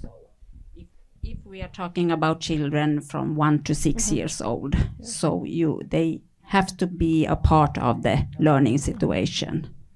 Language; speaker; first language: English; non-native, fluent; Finnish